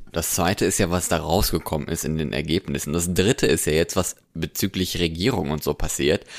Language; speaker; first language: German; native; German